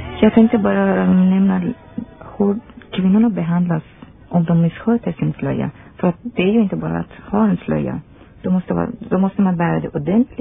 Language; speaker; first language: Swedish; non-native, fluent; Persian